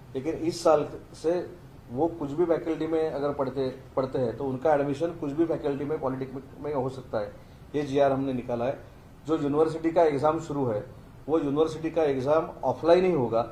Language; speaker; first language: Hindi; non-native, local second language; Marathi